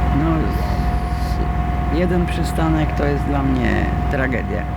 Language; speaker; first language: Polish; native; Polish